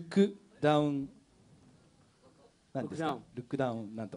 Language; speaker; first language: Japanese; native; Japanese